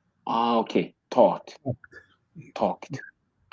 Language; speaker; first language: English; non-native, learner; Portuguese